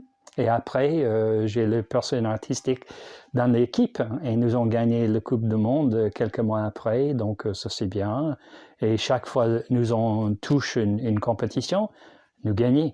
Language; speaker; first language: French; non-native, learner; English